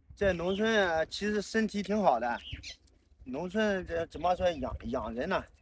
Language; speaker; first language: Chinese; native; Chinese